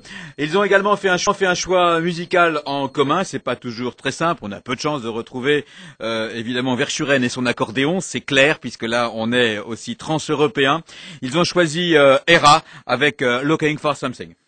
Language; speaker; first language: French; native; French